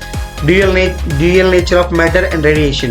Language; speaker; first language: English; non-native, local second language; Telugu